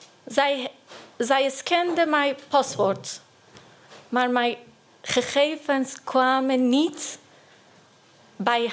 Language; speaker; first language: Dutch; non-native, learner; Persian